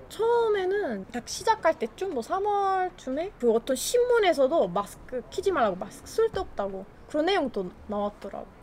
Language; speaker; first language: Korean; non-native, fluent; Italian